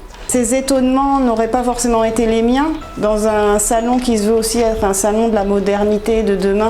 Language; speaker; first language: French; native; French